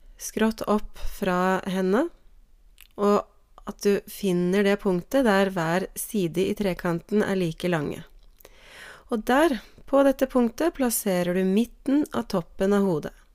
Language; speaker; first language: Norwegian; native; Norwegian